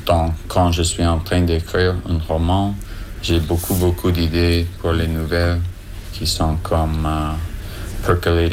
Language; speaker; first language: French; non-native, learner; English